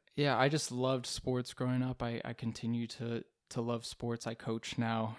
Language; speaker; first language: English; native; English